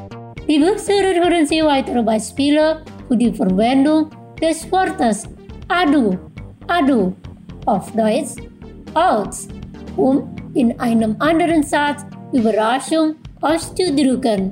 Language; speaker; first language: German; non-native, fluent; Indonesian